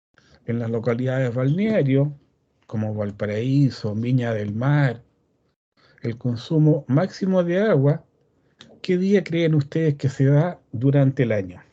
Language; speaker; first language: Spanish; native; Spanish